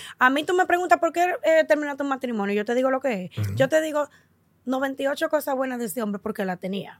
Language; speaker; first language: Spanish; early bilingual, heritage; Spanish